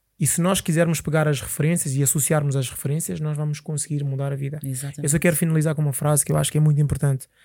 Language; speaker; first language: Portuguese; early bilingual, other home language; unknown